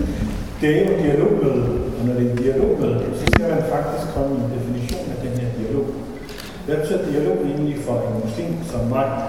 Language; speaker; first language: Danish; non-native, fluent; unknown